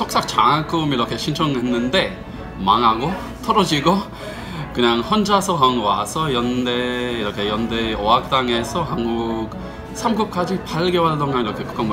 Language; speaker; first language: Korean; non-native, fluent; Hebrew